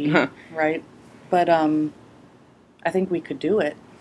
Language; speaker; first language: English; native; English